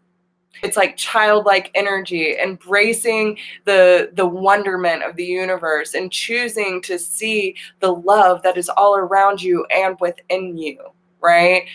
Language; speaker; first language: English; native; English